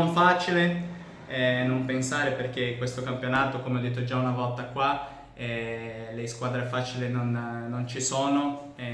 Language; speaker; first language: Italian; non-native, fluent; Portuguese